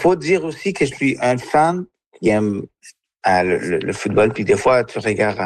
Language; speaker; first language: French; non-native, fluent; Spanish